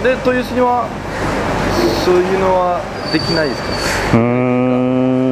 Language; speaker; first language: Japanese; non-native, learner; French